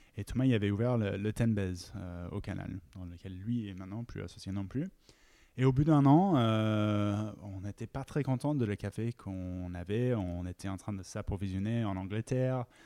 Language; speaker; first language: French; non-native, fluent; English